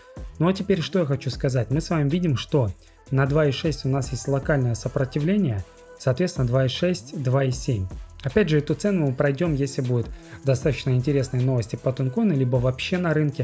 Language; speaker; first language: Russian; native; Russian